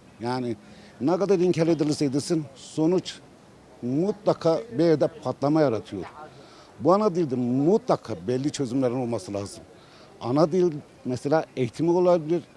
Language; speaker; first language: Turkish; non-native, local second language; Kurdish